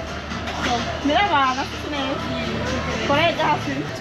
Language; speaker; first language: Turkish; non-native, learner; Kinyarwanda